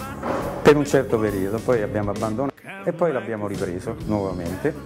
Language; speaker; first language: Italian; native; Italian